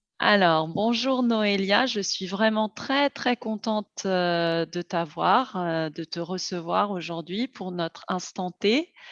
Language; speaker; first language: French; native; French